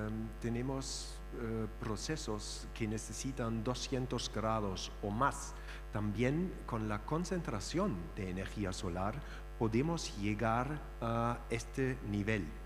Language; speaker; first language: Spanish; non-native, fluent; German